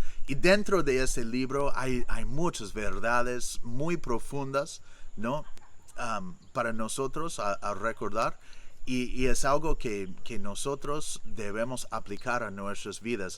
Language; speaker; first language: Spanish; non-native, fluent; English